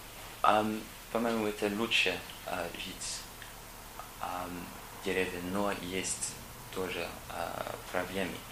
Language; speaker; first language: Russian; non-native, learner; English